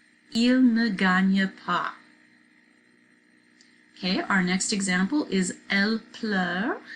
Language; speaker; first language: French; non-native, fluent; English